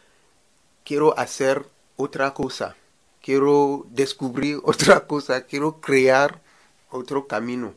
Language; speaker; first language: Spanish; non-native, learner; Ewe